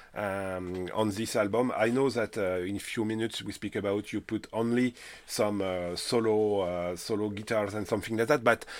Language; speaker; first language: English; non-native, learner; French